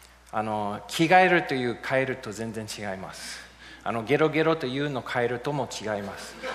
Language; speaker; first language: Japanese; non-native, fluent; English